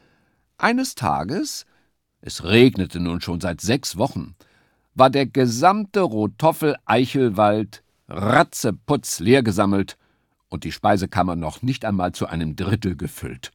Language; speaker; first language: German; native; German